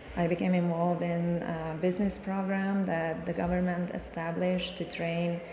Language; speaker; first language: English; non-native, fluent; Hungarian